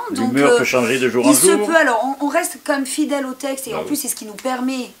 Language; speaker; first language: French; native; French